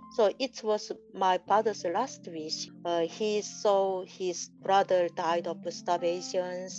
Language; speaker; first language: English; non-native, learner; Korean